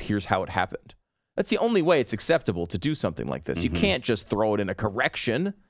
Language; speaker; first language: English; native; English